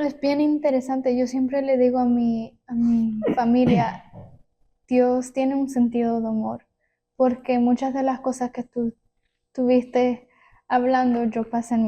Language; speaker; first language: Spanish; early bilingual, heritage; Spanish